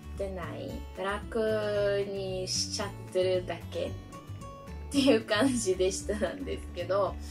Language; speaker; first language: Japanese; non-native, fluent; Russian